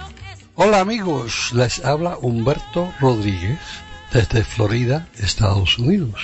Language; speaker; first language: Spanish; native; Spanish